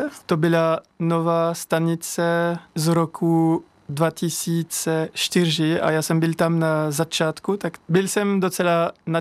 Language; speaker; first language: Czech; non-native, learner; French